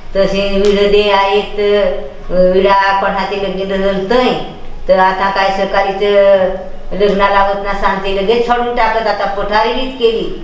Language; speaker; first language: Marathi; non-native, local second language; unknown